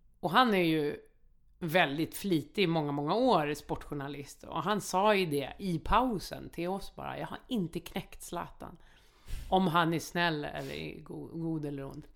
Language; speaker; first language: Swedish; native; Swedish